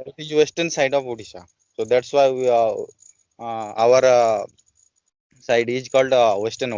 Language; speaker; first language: English; non-native, learner; Odia